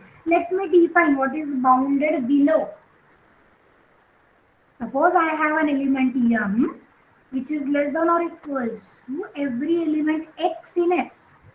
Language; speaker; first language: English; non-native, local second language; Marathi